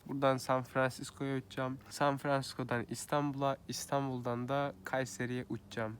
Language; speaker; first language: Turkish; native; Turkish